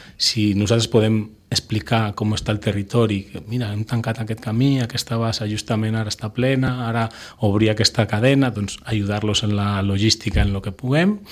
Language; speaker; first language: Catalan; non-native, local second language; Spanish